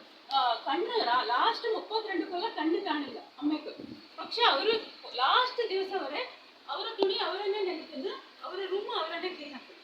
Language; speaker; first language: Malayalam; non-native, learner; Kannada